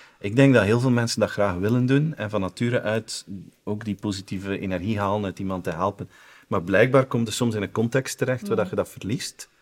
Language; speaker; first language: Dutch; native; Dutch